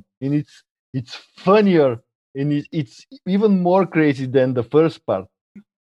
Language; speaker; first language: English; non-native, fluent; Bulgarian